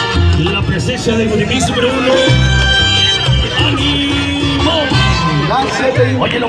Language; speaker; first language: Spanish; native; Spanish